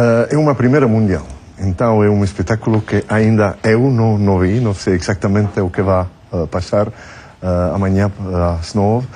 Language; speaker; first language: Portuguese; non-native, fluent; French